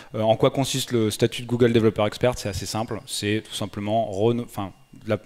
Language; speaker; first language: French; native; French